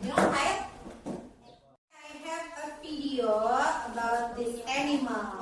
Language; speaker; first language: English; non-native, learner; Indonesian